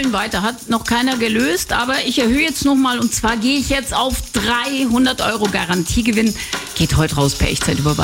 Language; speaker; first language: German; native; German